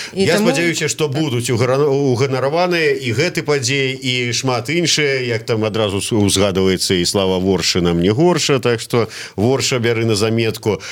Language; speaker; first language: Belarusian; native; Belarusian